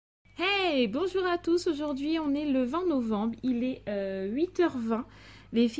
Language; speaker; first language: French; native; French